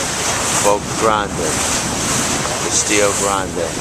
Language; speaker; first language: Spanish; non-native, learner; English